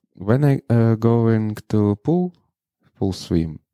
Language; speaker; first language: English; non-native, learner; Ukrainian